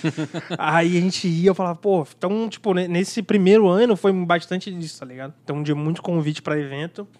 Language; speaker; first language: Portuguese; native; Portuguese